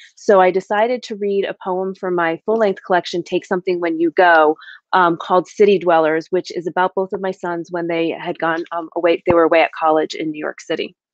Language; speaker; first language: English; native; English